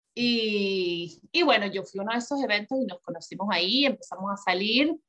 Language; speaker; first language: Spanish; native; Spanish